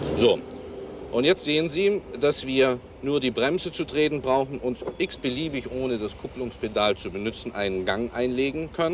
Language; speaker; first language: German; native; German